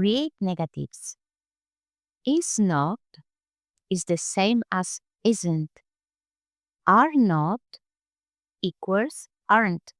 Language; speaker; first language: English; non-native, fluent; Polish